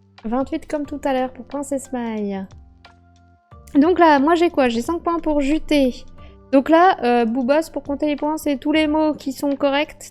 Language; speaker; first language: French; native; French